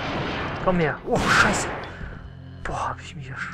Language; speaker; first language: German; native; German